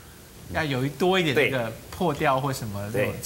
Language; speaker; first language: Chinese; native; Chinese